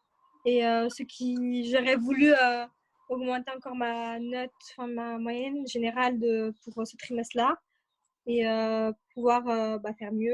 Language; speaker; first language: French; early bilingual, other home language; Turkish